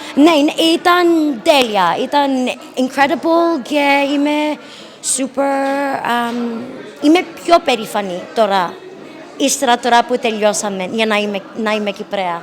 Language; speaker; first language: Greek; early bilingual, heritage; English